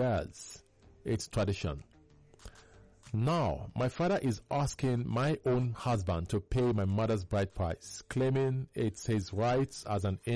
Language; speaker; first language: English; non-native, local second language; Igbo